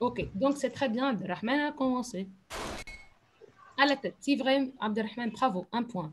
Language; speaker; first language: French; non-native, fluent; Arabic